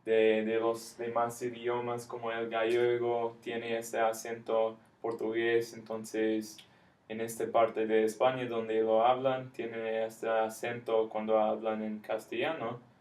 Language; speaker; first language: Spanish; non-native, fluent; English